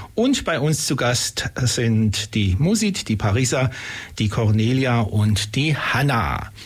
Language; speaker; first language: German; native; German